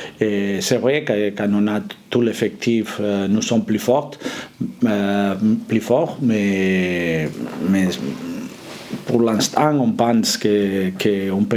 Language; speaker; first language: French; non-native, fluent; Spanish